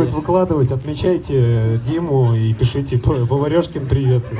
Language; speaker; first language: Russian; native; Russian